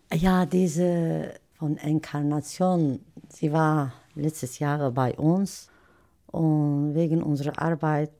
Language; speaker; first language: German; non-native, learner; Turkish